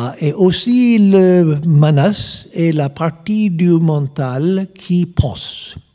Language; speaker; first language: French; non-native, learner; English